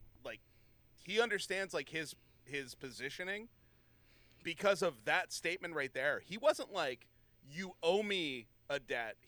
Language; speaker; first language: English; native; English